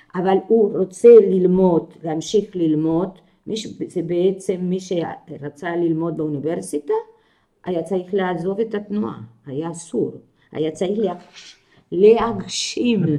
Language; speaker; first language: Hebrew; non-native, fluent; Spanish